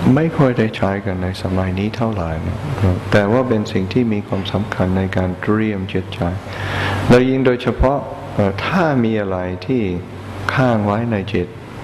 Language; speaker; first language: Thai; non-native, fluent; English